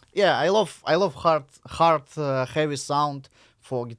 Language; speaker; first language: English; non-native, learner; Russian